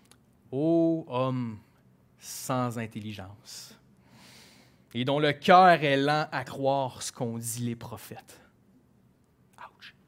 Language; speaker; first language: French; native; French